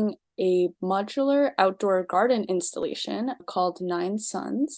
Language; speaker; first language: English; native; English